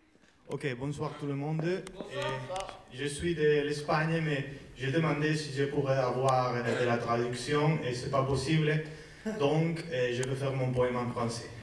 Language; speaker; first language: French; non-native, learner; Spanish